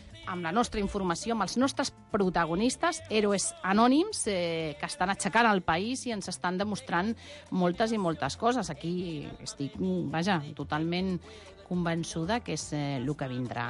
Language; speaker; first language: Catalan; non-native, local second language; Spanish